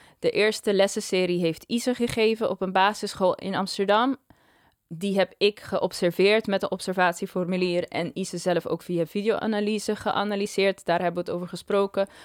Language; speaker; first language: Dutch; non-native, local second language; Papiamento